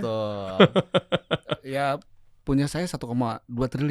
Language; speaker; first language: Indonesian; native; Indonesian